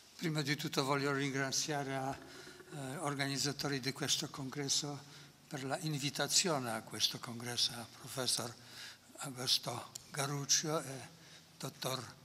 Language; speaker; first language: Italian; non-native, fluent; Polish